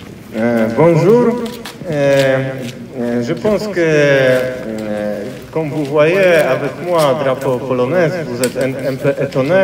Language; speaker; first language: French; non-native, fluent; Polish